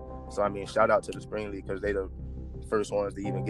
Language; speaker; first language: English; native; English